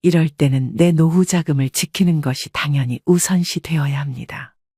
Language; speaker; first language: Korean; native; Korean